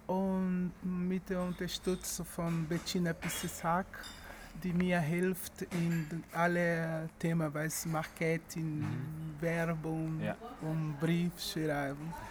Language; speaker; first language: German; non-native, learner; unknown